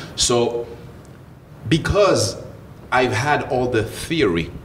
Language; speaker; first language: English; early bilingual, other home language; French